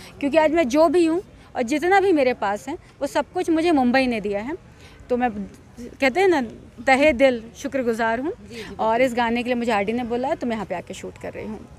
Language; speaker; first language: Hindi; native; Hindi